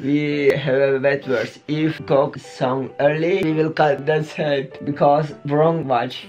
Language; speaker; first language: English; non-native, learner; Turkish